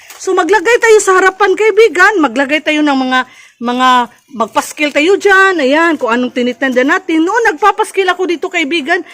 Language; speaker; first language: Filipino; native; Filipino